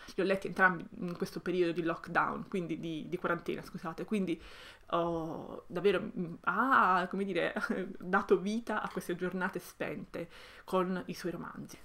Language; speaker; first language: Italian; native; Italian